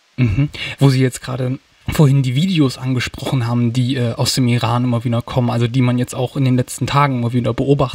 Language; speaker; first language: German; native; German